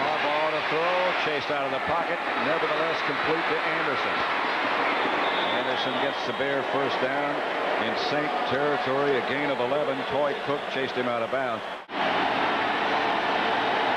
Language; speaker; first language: English; native; English